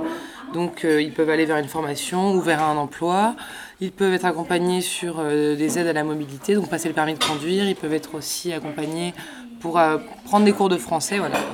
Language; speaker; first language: French; native; French